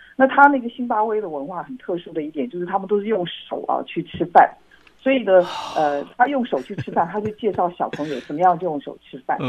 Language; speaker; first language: Chinese; native; Chinese